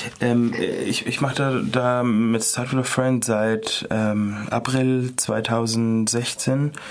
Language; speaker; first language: German; non-native, fluent; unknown